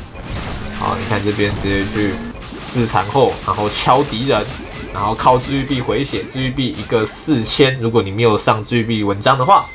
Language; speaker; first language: Chinese; native; Chinese